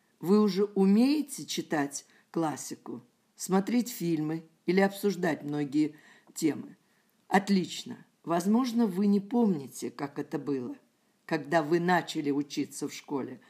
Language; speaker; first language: Russian; non-native, learner; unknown